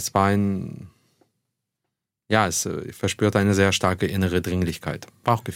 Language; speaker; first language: German; early bilingual, other home language; Russian